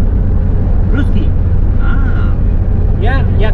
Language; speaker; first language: Russian; non-native, local second language; Kazakh